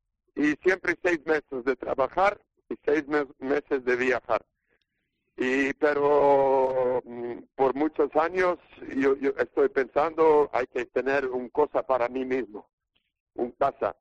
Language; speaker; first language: Spanish; non-native, learner; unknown